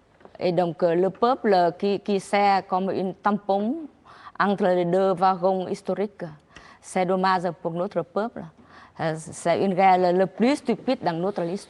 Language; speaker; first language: French; non-native, learner; Vietnamese